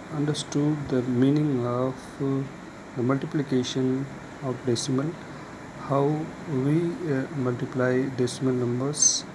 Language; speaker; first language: English; non-native, local second language; Hindi